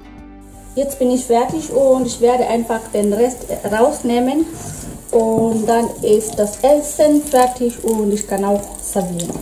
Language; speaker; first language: German; non-native, fluent; Swahili